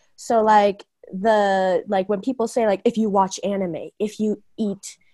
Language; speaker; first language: English; early bilingual, other home language; Chinese